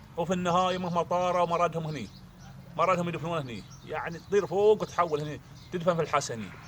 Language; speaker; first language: Arabic; native; Arabic